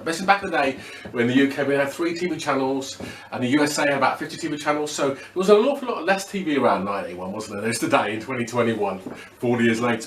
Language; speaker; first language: English; native; English